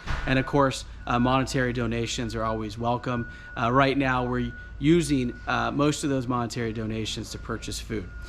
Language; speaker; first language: English; native; English